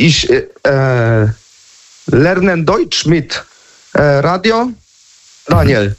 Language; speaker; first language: German; non-native, learner; Polish